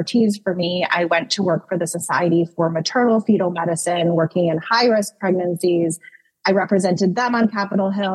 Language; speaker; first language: English; native; English